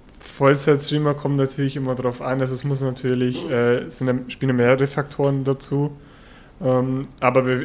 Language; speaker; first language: German; native; German